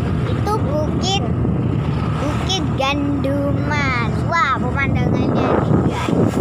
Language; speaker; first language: Indonesian; native; Indonesian